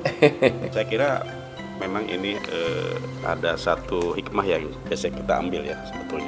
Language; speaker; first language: Indonesian; native; Indonesian